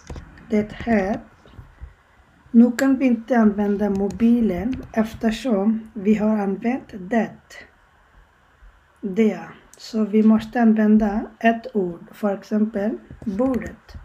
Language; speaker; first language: Swedish; non-native, learner; Bangla